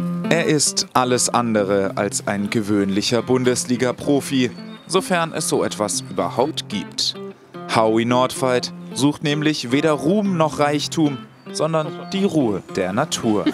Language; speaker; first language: German; native; German